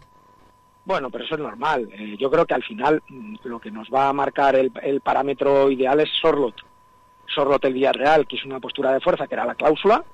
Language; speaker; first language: Spanish; native; Spanish